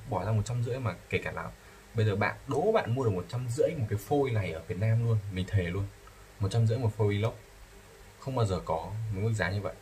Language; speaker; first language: Vietnamese; native; Vietnamese